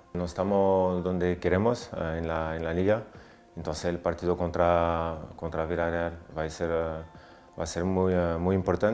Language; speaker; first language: Spanish; non-native, learner; French